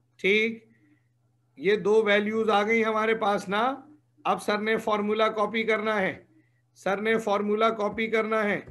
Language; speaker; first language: Hindi; native; Hindi